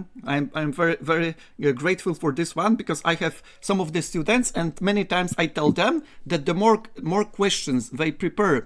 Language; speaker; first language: English; non-native, fluent; Polish